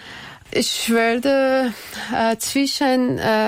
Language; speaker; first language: German; non-native, learner; Persian